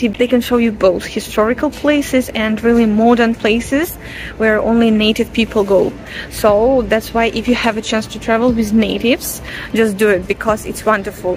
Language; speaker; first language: English; non-native, fluent; Russian